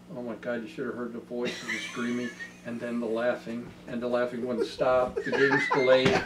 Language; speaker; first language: English; native; English